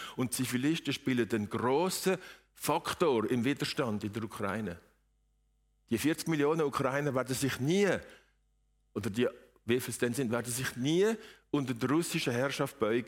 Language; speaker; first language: German; native; German